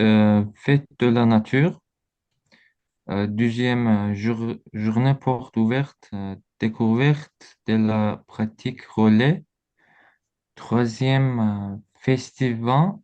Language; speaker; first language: French; non-native, learner; Azerbaijani